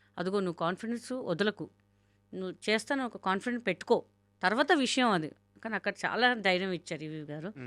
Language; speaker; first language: Telugu; non-native, local second language; Hindi